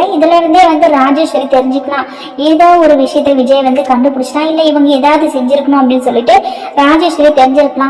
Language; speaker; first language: Tamil; native; Tamil